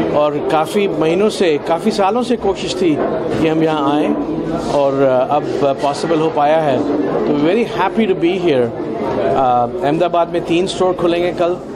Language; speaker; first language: Hindi; native; Hindi